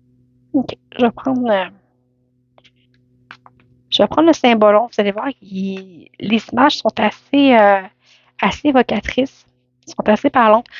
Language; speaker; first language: French; native; French